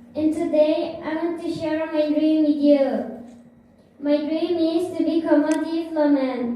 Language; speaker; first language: English; early bilingual, other home language; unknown